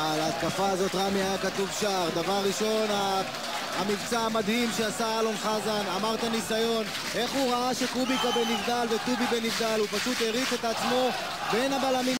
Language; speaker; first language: Hebrew; native; Hebrew